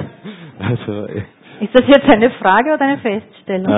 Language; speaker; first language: German; native; German